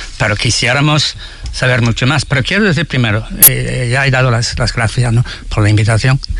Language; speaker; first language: Spanish; non-native, fluent; English